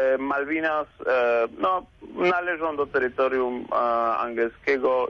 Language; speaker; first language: Polish; non-native, fluent; Spanish